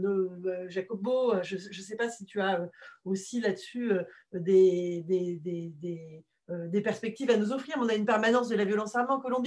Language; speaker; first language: French; native; French